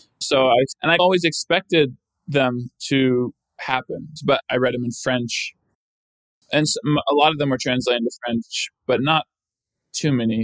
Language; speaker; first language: English; native; English